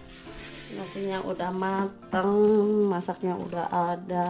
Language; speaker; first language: Indonesian; native; Indonesian